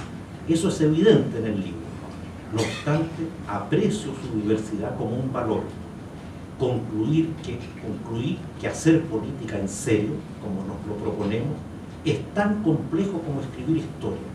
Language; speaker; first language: Spanish; native; Spanish